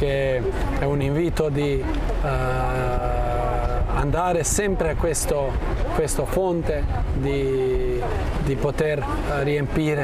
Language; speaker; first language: Italian; non-native, fluent; Croatian